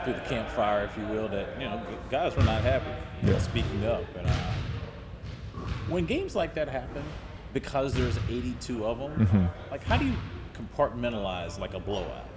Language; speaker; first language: English; native; English